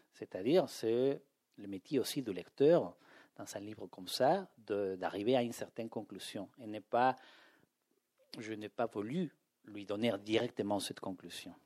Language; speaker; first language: French; non-native, fluent; Spanish